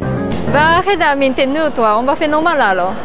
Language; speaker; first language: French; non-native, learner; Japanese